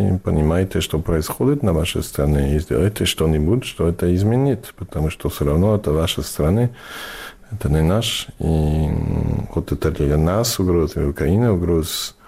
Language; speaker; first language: Russian; non-native, fluent; English